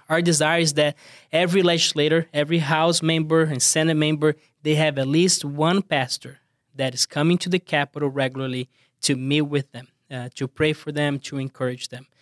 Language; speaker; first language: English; non-native, fluent; Portuguese